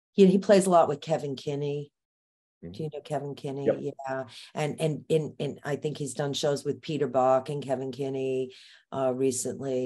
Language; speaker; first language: English; native; English